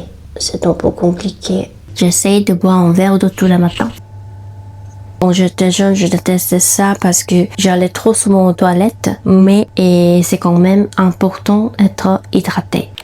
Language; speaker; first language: French; non-native, fluent; Korean